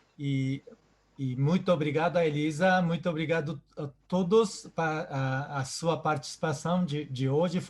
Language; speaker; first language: Portuguese; non-native, fluent; Japanese